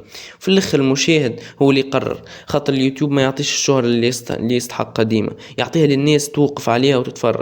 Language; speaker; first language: Arabic; native; Arabic